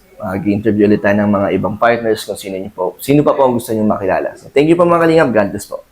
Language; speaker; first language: Filipino; native; Filipino